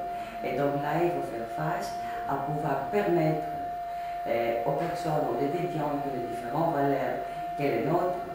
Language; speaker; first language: French; non-native, fluent; Greek